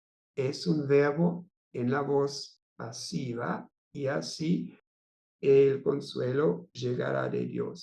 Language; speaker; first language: Spanish; non-native, fluent; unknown